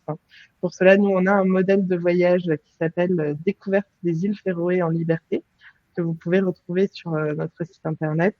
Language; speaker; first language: French; native; French